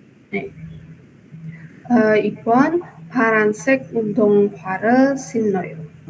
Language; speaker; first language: Korean; non-native, learner; Indonesian